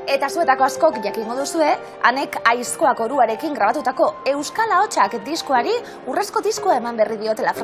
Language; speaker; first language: Basque; native; Basque